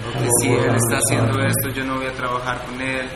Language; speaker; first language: Spanish; native; Spanish